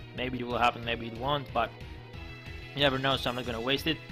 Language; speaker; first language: English; non-native, fluent; Greek